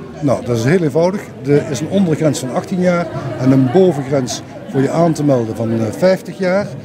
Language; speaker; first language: Dutch; native; Dutch